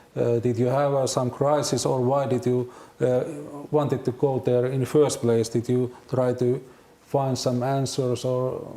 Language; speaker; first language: English; non-native, learner; Finnish